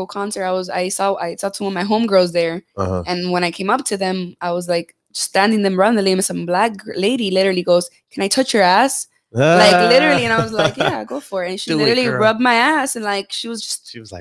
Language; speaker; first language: English; native; English